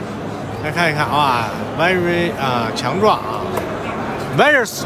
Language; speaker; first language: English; non-native, learner; Chinese